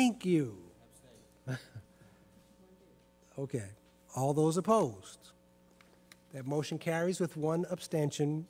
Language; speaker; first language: English; native; English